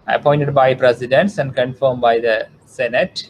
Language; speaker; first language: English; non-native, local second language; Tamil